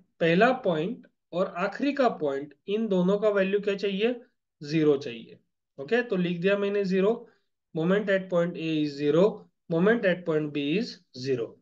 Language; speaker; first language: Hindi; non-native, local second language; Marathi